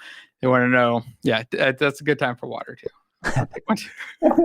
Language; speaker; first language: English; native; English